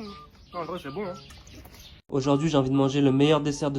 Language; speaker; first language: French; native; French